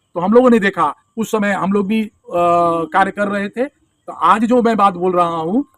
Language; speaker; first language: Hindi; non-native, local second language; Bangla